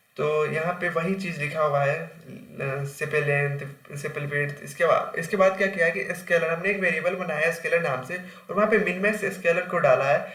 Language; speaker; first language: Hindi; native; Hindi